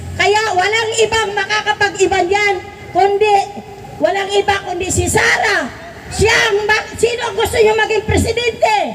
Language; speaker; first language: Filipino; non-native, local second language; Waray